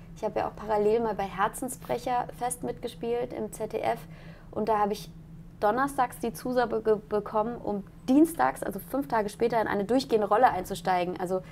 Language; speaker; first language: German; native; German